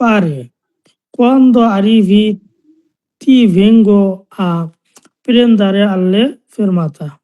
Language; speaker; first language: Italian; non-native, learner; Bangla